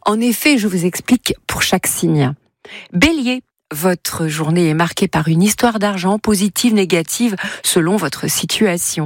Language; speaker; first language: French; native; French